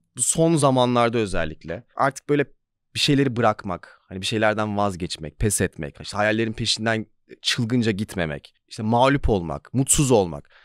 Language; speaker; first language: Turkish; native; Turkish